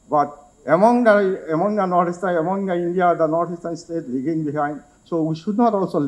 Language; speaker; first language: English; non-native, local second language; Assamese